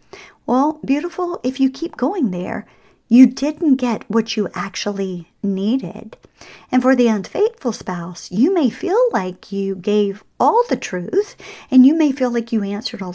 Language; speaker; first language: English; native; English